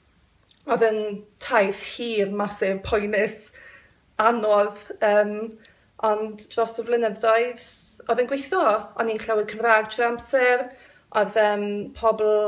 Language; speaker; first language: Welsh; non-native, local second language; English